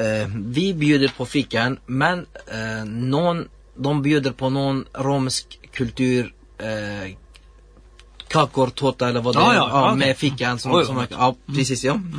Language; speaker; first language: Swedish; non-native, learner; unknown